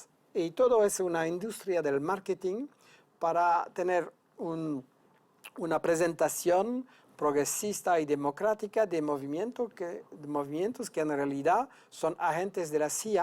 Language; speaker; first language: Spanish; non-native, fluent; French